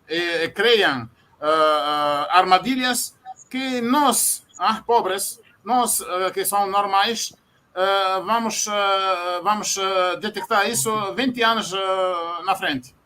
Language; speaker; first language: Portuguese; non-native, fluent; Arabic